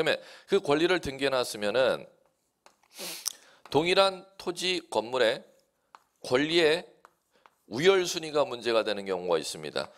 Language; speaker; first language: Korean; native; Korean